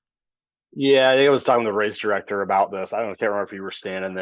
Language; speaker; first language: English; native; English